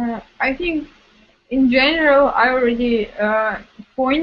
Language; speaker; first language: English; non-native, fluent; Russian